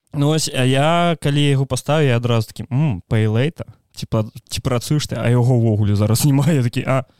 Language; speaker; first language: Belarusian; non-native, local second language; Russian